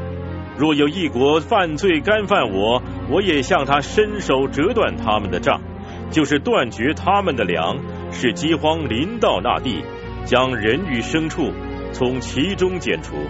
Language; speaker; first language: Chinese; native; Chinese